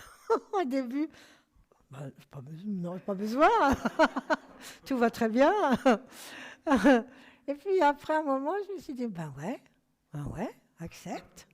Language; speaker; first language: French; native; French